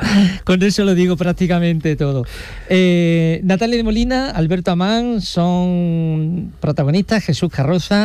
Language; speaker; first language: Spanish; native; Spanish